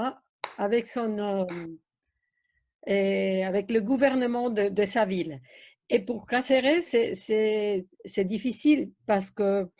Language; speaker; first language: French; non-native, fluent; Spanish